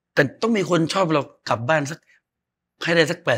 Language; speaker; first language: Thai; native; Thai